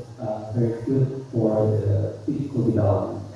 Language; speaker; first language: English; non-native, fluent; Korean